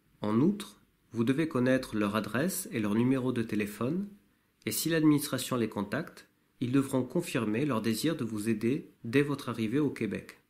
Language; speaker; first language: French; native; French